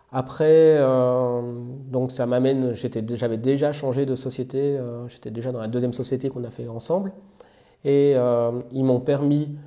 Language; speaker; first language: French; native; French